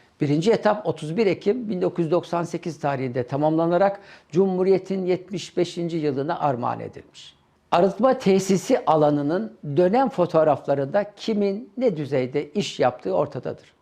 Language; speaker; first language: Turkish; native; Turkish